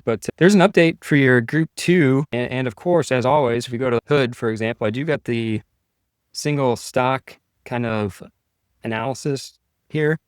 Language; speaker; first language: English; native; English